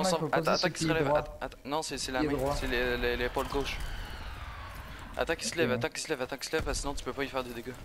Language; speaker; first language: French; native; French